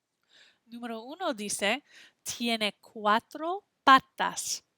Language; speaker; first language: Spanish; non-native, fluent; English